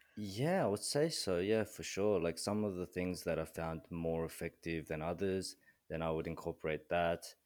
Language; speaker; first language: English; early bilingual, other home language; Korean